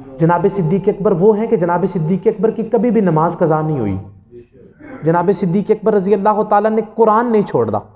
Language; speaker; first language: Urdu; non-native, local second language; Punjabi